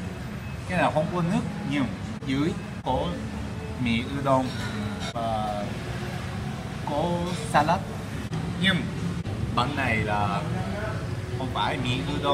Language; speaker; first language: Vietnamese; non-native, learner; Japanese